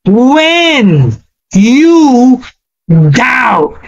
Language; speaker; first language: English; non-native, local second language; Filipino